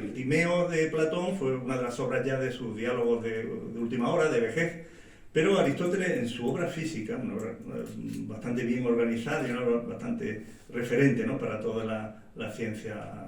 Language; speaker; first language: Spanish; native; Spanish